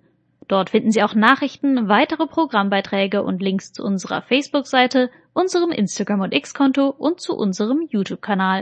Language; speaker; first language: German; native; German